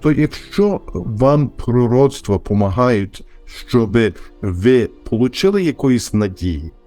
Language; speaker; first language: Ukrainian; early bilingual, heritage; Ukrainian